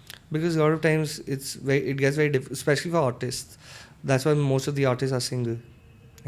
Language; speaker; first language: English; non-native, local second language; Hindi